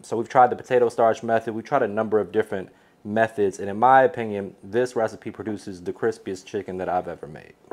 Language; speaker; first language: English; native; English